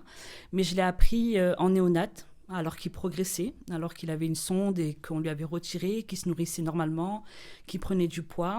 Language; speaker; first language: French; native; French